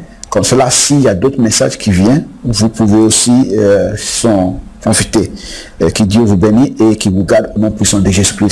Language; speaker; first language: French; non-native, fluent; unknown